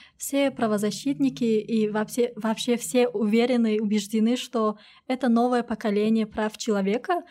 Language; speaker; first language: Russian; non-native, local second language; Tajik